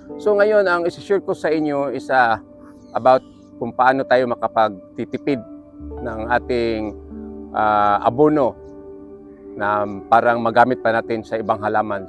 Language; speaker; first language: Filipino; non-native, local second language; Cebuano